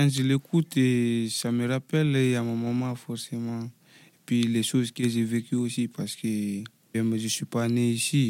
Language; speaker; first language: French; non-native, local second language; Fula